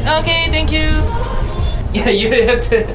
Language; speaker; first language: English; non-native, learner; Korean